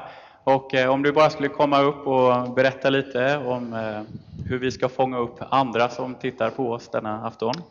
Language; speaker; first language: Swedish; native; Swedish